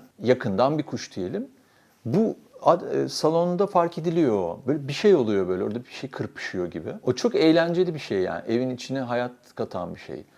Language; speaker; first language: Turkish; native; Turkish